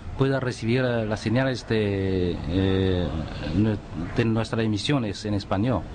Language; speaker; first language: Spanish; non-native, fluent; Chinese